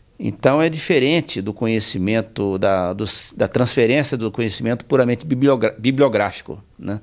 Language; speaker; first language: Portuguese; native; Portuguese